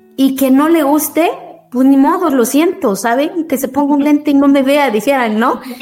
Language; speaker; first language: Spanish; non-native, local second language; Zapotec